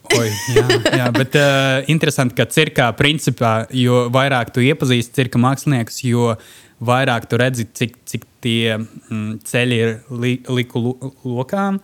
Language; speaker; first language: Latvian; non-native, local second language; Russian